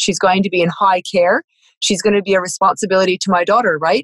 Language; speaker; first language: English; native; English